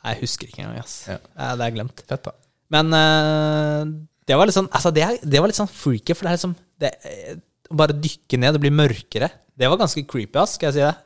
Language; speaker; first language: Norwegian; native; Norwegian